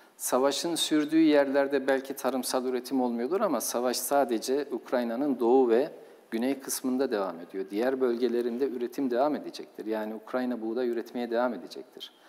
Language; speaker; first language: Turkish; native; Turkish